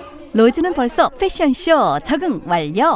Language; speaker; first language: Korean; native; Korean